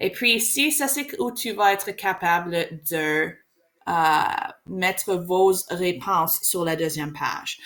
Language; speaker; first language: French; non-native, learner; English